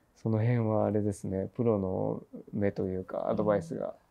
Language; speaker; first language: Japanese; native; Japanese